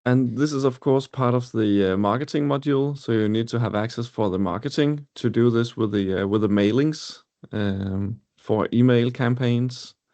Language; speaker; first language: English; non-native, fluent; Danish